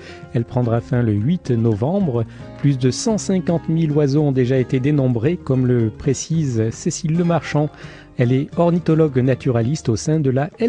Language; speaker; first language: French; native; French